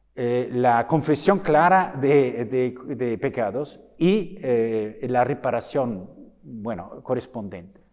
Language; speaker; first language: Spanish; non-native, fluent; German